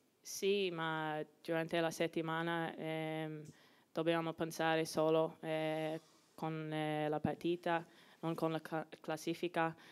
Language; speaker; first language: Italian; non-native, learner; English